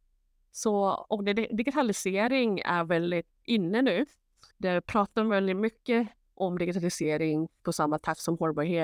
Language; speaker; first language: Swedish; non-native, fluent; Thai